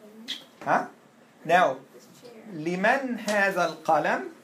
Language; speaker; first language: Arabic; non-native, fluent; English